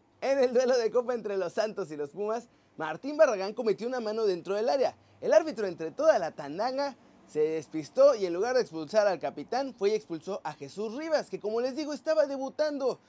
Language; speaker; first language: Spanish; native; Spanish